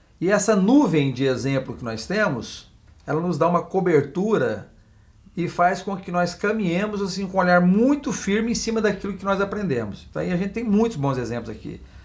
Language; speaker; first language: Portuguese; native; Portuguese